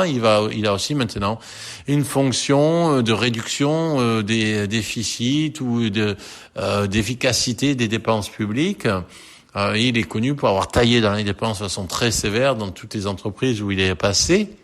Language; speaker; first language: French; native; French